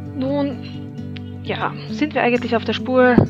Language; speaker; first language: German; native; German